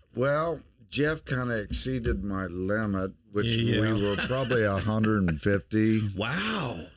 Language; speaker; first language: English; native; English